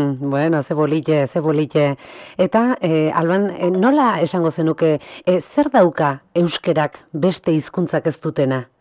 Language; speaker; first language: Basque; native; Basque